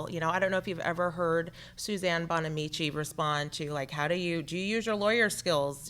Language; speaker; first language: English; native; English